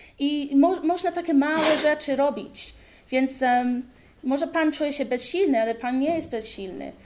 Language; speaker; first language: Polish; early bilingual, heritage; Polish